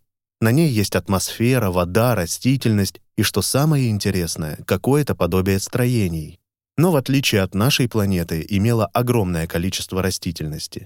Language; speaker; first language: Russian; native; Russian